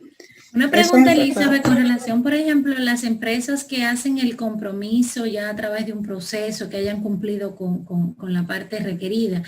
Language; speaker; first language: Spanish; native; Spanish